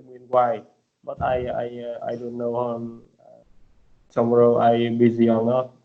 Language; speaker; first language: English; non-native, learner; Vietnamese